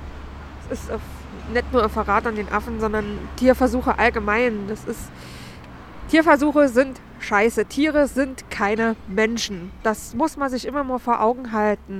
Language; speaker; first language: German; native; German